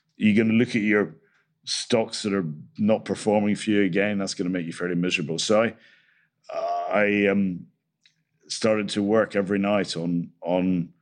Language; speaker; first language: English; native; English